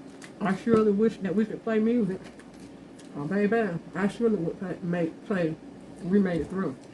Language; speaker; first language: English; native; English